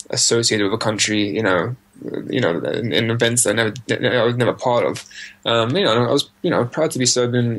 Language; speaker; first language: English; native; English